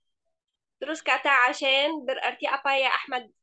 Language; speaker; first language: Indonesian; non-native, fluent; Arabic